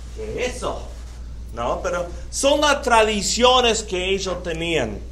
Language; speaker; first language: Spanish; non-native, fluent; English